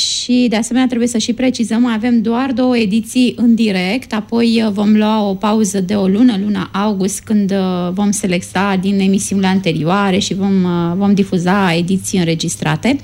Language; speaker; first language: Romanian; native; Romanian